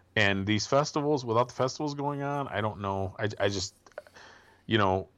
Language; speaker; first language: English; native; English